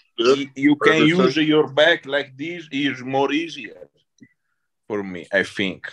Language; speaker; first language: English; non-native, learner; Italian